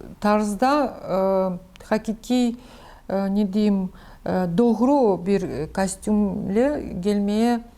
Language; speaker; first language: Turkish; non-native, learner; Crimean Tatar